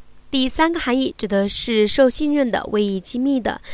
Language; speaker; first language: Chinese; native; Chinese